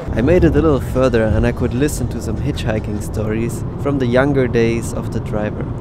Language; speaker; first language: English; non-native, fluent; German